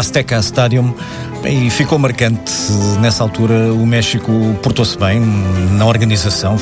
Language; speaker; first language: Portuguese; native; Portuguese